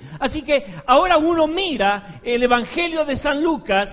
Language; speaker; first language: Spanish; native; Spanish